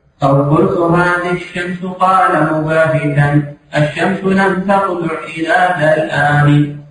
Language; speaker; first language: Arabic; native; Arabic